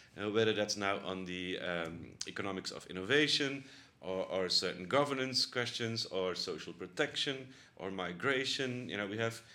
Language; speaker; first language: English; non-native, fluent; Dutch